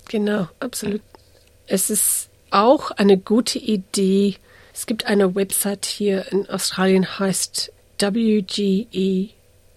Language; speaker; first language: German; non-native, fluent; English